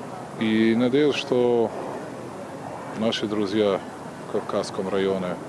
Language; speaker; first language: Russian; non-native, learner; Serbian